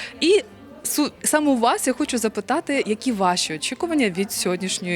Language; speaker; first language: Ukrainian; native; Ukrainian